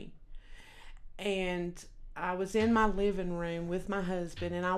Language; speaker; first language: English; native; English